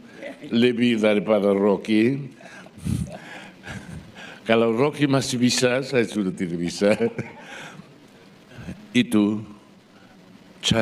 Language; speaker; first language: Indonesian; non-native, fluent; Portuguese